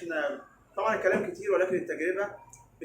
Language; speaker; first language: Arabic; native; Arabic